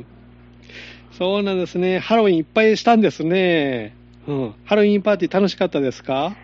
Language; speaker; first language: Japanese; native; Japanese